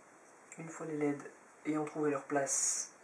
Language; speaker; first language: French; native; French